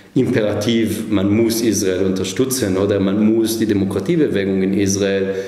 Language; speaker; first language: German; non-native, fluent; Hebrew